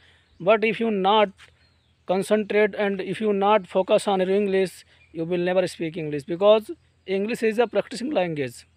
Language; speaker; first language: English; non-native, learner; Hindi